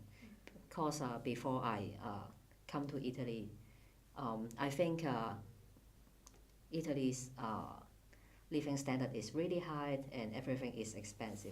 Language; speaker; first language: English; non-native, fluent; Cantonese